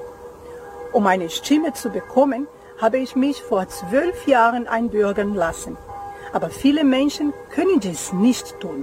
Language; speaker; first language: German; non-native, fluent; Portuguese